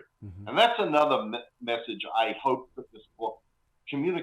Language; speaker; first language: English; native; English